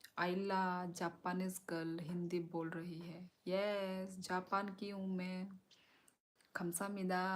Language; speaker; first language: Hindi; non-native, local second language; Kok Borok